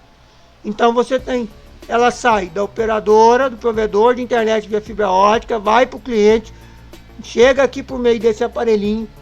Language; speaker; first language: Portuguese; native; Portuguese